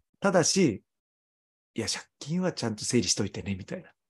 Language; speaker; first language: Japanese; native; Japanese